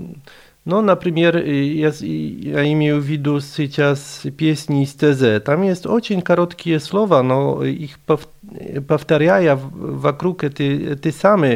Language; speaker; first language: Russian; non-native, fluent; Polish